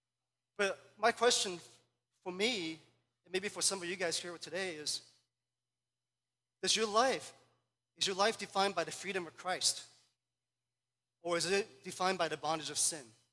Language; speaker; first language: English; early bilingual, other home language; Chinese